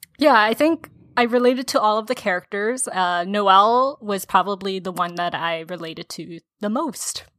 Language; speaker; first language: English; early bilingual, other home language; Korean